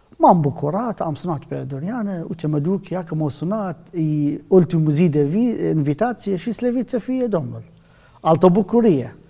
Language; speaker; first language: Romanian; non-native, learner; Arabic